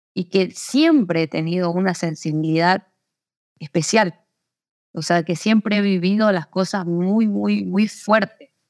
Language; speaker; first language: Spanish; native; Spanish